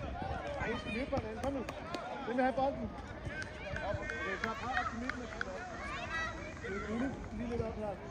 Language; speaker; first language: Danish; native; Danish